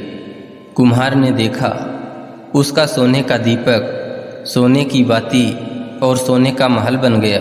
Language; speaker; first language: Hindi; native; Hindi